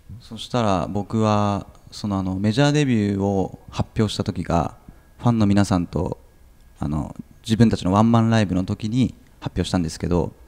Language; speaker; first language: Japanese; native; Japanese